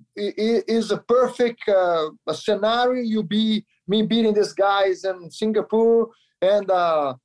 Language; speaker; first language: English; non-native, learner; Kyrgyz